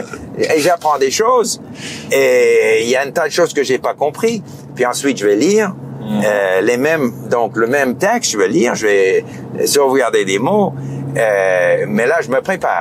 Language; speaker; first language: French; non-native, fluent; English